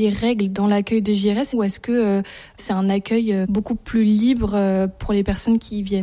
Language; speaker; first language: French; native; French